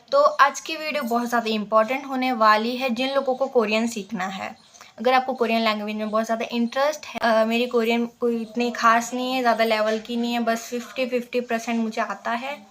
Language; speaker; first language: Hindi; native; Hindi